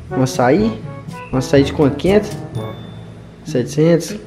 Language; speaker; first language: Portuguese; native; Portuguese